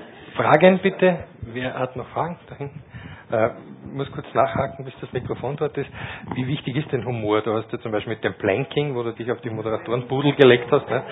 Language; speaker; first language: German; native; German